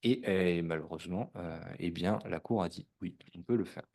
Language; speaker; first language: French; native; French